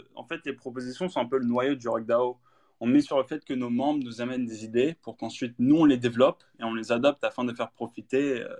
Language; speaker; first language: French; native; French